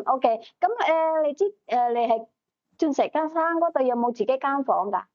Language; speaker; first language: Cantonese; native; Cantonese